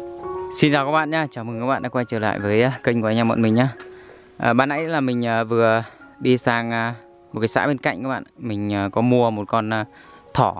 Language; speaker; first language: Vietnamese; native; Vietnamese